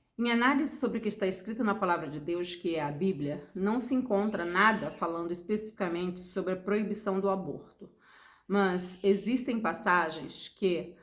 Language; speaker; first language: Portuguese; native; Portuguese